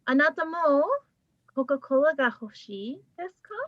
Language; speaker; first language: Japanese; non-native, fluent; English